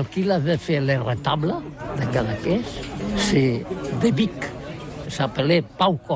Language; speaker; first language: French; non-native, learner; Catalan